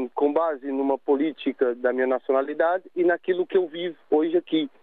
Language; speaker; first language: Portuguese; native; Portuguese